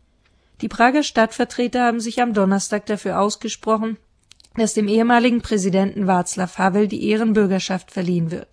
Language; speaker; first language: German; native; German